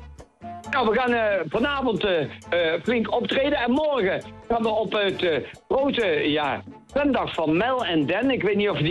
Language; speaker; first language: Dutch; native; Dutch